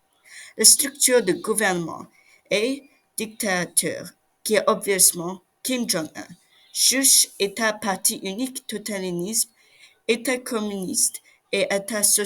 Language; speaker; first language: French; non-native, learner; English